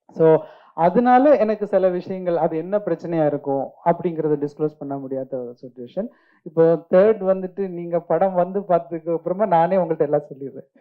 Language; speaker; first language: Tamil; non-native, fluent; Malayalam